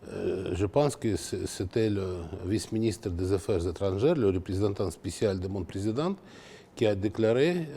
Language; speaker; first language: French; non-native, fluent; Russian